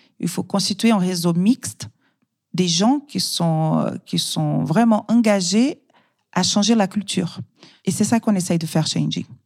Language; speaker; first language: French; non-native, fluent; Portuguese